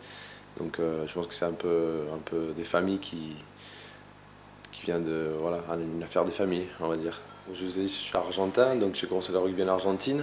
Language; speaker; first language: French; non-native, fluent; Spanish